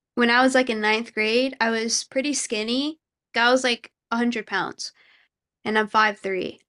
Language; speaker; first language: English; early bilingual, other home language; Korean